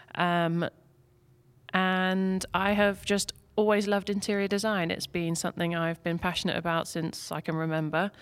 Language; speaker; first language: English; native; English